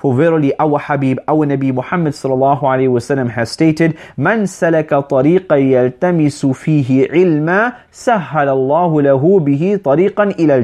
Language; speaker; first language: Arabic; non-native, fluent; English